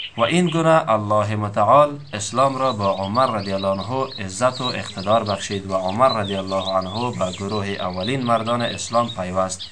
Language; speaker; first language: Persian; native; Persian